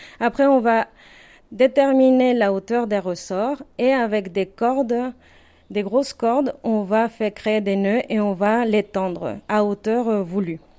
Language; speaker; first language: French; non-native, fluent; Spanish